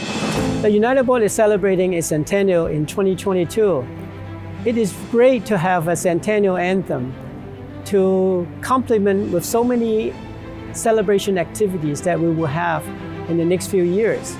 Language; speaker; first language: English; non-native, local second language; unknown